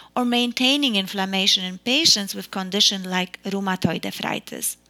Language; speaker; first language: English; non-native, fluent; Polish